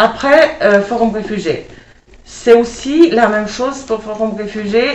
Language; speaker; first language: French; non-native, fluent; Albanian